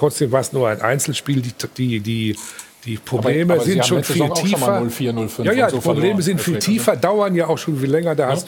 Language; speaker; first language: German; native; German